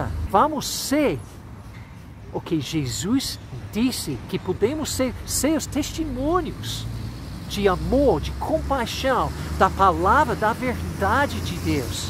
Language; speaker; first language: Portuguese; non-native, fluent; English